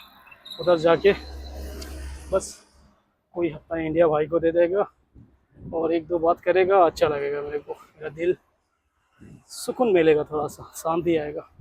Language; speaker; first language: Hindi; non-native, local second language; Rangpuri